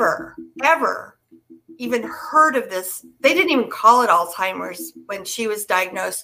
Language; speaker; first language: English; native; English